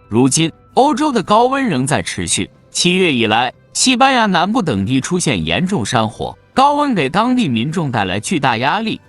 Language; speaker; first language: Chinese; native; Chinese